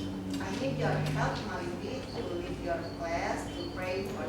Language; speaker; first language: English; non-native, local second language; Indonesian